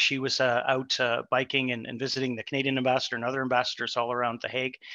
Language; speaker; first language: English; native; English